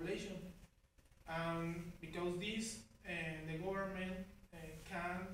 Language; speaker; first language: English; non-native, learner; Spanish